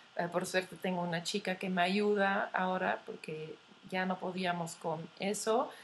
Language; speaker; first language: Spanish; non-native, fluent; Dutch